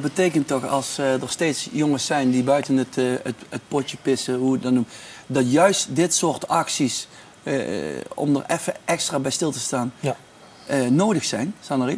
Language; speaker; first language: Dutch; native; Dutch